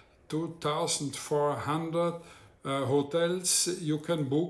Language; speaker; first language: English; non-native, learner; Italian